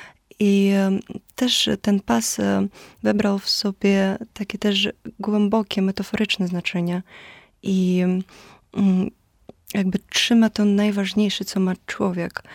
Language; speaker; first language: Polish; non-native, fluent; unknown